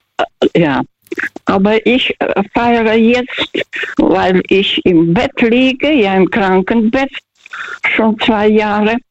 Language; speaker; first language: German; non-native, fluent; Russian